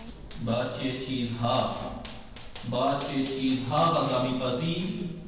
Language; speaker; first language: Persian; non-native, fluent; Urdu